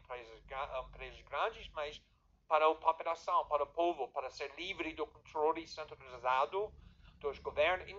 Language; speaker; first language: Portuguese; non-native, fluent; English